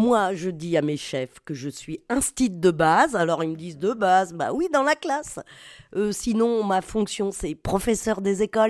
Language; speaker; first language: French; native; French